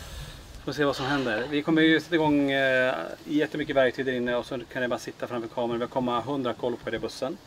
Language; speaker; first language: Swedish; native; Swedish